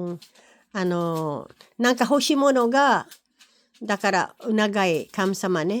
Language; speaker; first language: Japanese; non-native, learner; Filipino